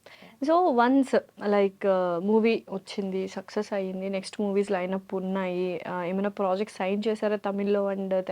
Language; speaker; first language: Telugu; native; Telugu